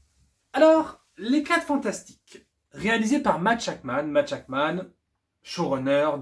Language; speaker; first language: French; native; French